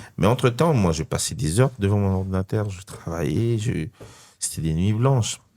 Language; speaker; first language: French; non-native, local second language; Lingala